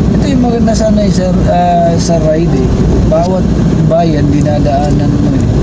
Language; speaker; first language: Filipino; native; Filipino